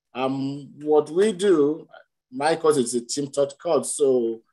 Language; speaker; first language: English; non-native, local second language; Yoruba